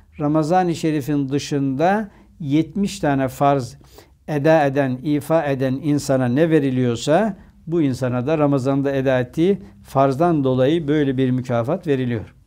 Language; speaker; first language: Turkish; native; Turkish